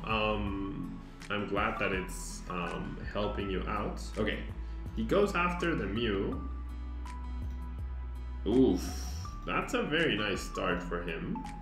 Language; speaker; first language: English; non-native, fluent; Spanish